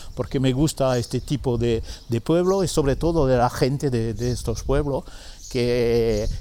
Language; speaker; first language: Spanish; non-native, fluent; French